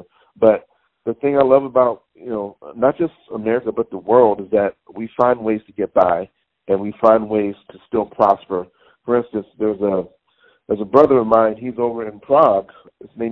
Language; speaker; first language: English; native; English